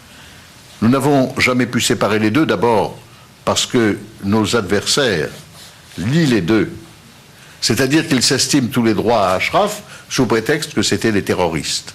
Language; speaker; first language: French; native; French